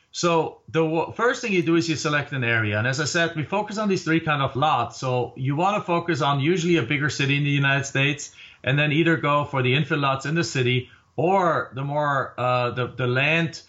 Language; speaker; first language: English; non-native, fluent; German